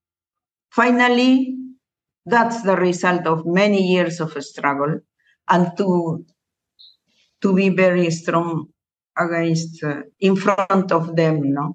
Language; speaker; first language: English; non-native, learner; Spanish